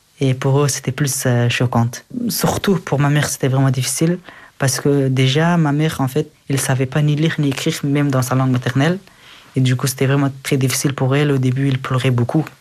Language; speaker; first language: French; early bilingual, other home language; Persian